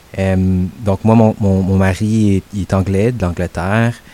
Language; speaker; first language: French; native; French